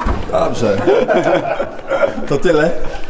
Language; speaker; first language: Polish; native; Polish